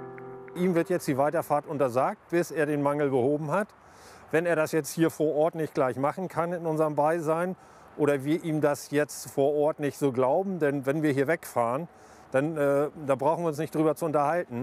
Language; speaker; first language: German; native; German